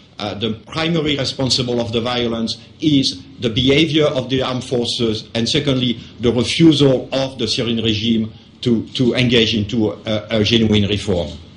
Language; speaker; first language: English; non-native, fluent; French